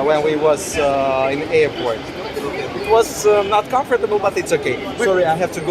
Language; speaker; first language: English; non-native, learner; Russian